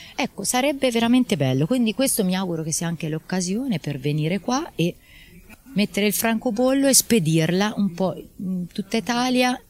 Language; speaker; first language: Italian; native; Italian